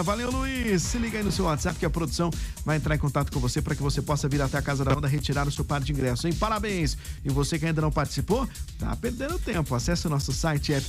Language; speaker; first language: Portuguese; native; Portuguese